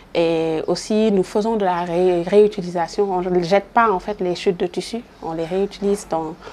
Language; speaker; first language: French; non-native, local second language; Wolof